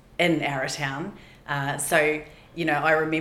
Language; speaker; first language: English; native; English